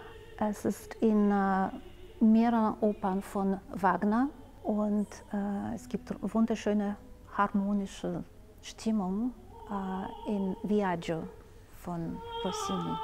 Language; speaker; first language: German; non-native, fluent; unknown